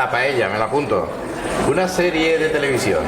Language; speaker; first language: Spanish; native; Spanish